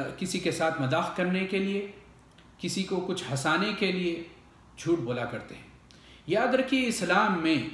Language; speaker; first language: Urdu; native; Urdu